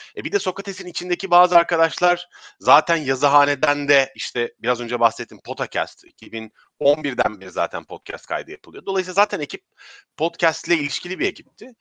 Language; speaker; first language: Turkish; native; Turkish